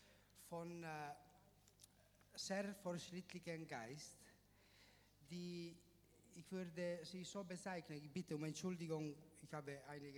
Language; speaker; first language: German; non-native, fluent; Italian